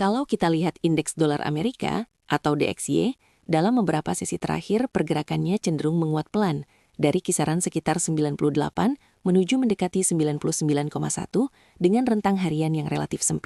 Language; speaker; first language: Indonesian; native; Indonesian